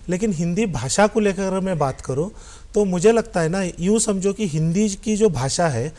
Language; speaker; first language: Hindi; non-native, local second language; Kannada